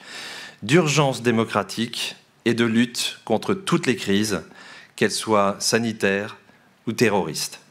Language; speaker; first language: French; native; French